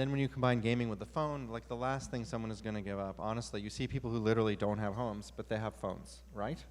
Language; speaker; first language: English; native; English